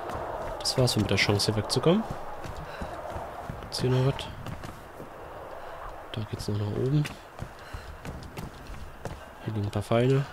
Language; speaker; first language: German; native; German